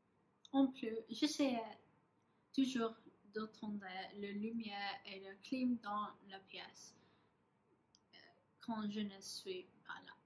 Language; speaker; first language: French; non-native, learner; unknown